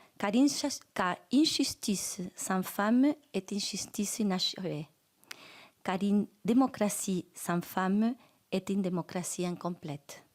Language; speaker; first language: French; non-native, fluent; Spanish